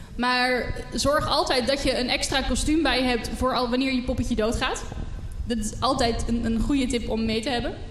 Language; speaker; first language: Dutch; native; Dutch